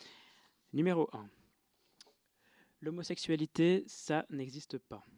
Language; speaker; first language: French; native; French